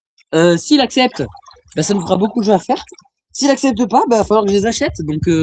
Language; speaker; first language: French; native; French